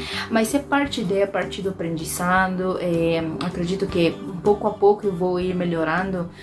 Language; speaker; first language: Portuguese; non-native, fluent; Spanish